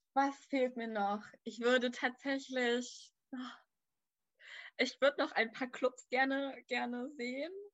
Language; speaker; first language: German; native; German